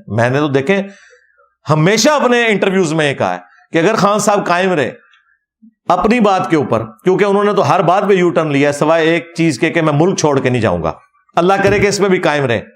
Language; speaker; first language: Urdu; non-native, local second language; Punjabi